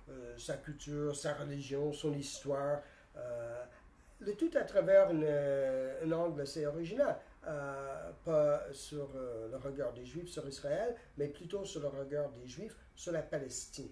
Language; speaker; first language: French; non-native, fluent; English